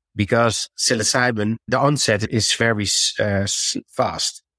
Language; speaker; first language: English; non-native, fluent; Dutch